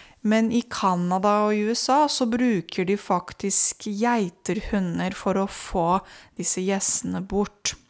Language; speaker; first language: Norwegian; non-native, fluent; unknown